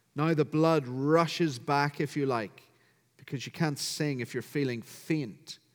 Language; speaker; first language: English; native; English